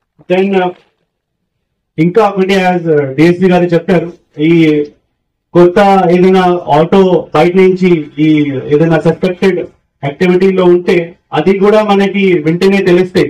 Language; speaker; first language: Telugu; non-native, fluent; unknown